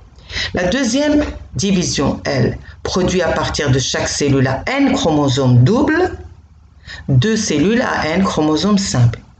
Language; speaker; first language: French; non-native, local second language; Arabic